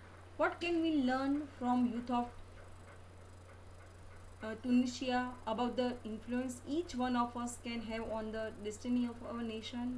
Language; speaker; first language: English; non-native, local second language; Gujarati